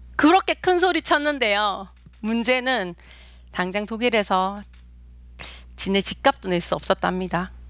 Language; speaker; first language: Korean; native; Korean